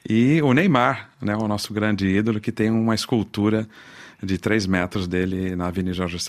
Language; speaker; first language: Portuguese; native; Portuguese